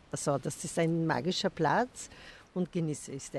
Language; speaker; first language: German; non-native, fluent; Bulgarian